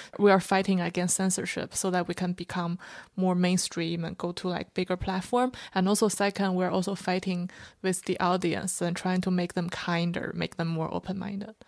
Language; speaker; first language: English; non-native, fluent; Chinese